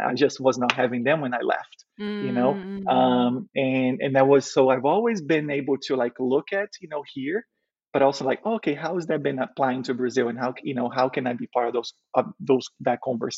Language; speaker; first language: English; non-native, fluent; Portuguese